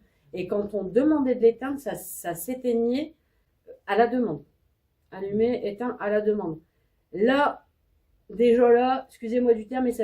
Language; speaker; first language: French; native; French